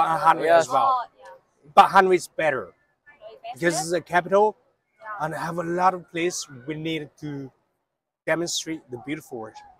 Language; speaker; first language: English; non-native, learner; Chinese